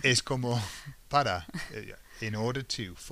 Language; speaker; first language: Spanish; non-native, fluent; English